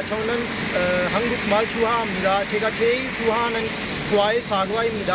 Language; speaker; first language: Korean; non-native, learner; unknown